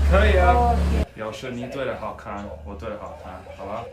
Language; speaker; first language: Chinese; non-native, learner; English